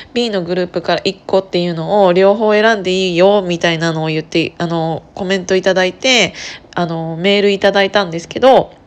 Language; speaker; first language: Japanese; native; Japanese